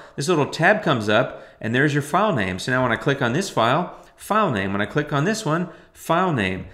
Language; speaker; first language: English; native; English